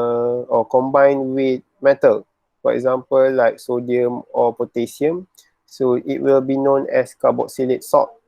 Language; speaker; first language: English; non-native, local second language; Malay